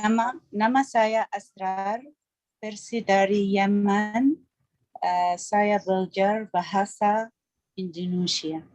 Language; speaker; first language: Indonesian; non-native, learner; Arabic